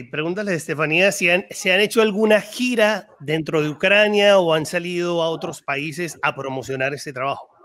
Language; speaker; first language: Spanish; native; Spanish